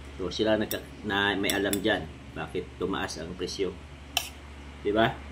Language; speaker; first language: Filipino; non-native, local second language; Cebuano